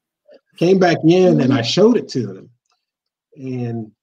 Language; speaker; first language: English; native; English